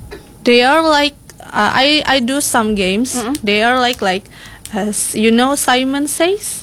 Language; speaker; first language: English; non-native, learner; Indonesian